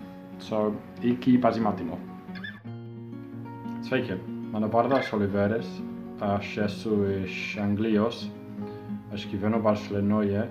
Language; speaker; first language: Lithuanian; non-native, learner; English